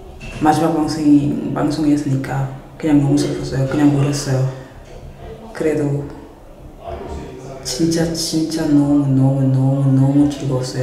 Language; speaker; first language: Korean; non-native, fluent; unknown